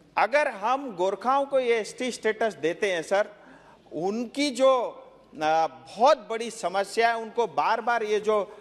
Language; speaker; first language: Hindi; non-native, local second language; Nepali